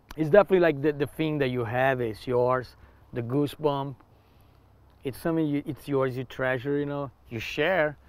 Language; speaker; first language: English; non-native, fluent; Portuguese